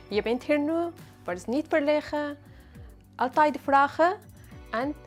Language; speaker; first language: Dutch; non-native, learner; Arabic